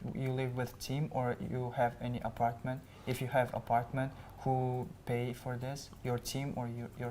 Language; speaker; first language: English; non-native, learner; Uzbek